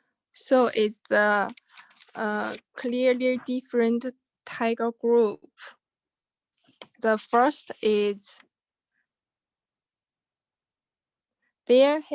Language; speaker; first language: English; non-native, learner; Chinese